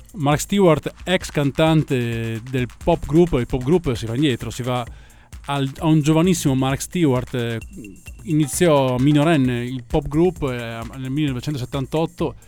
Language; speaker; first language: Italian; native; Italian